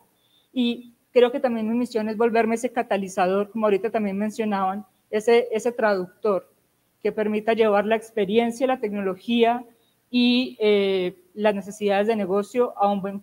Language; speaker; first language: Spanish; native; Spanish